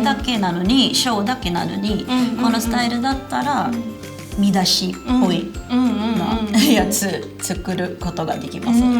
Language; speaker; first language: Japanese; non-native, fluent; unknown